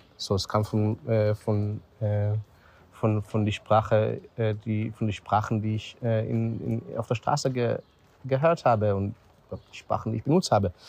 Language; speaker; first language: German; non-native, fluent; Hebrew